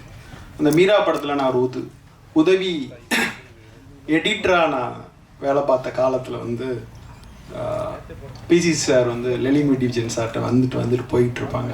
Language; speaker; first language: Tamil; native; Tamil